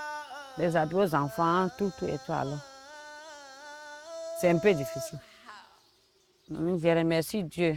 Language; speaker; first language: French; non-native, local second language; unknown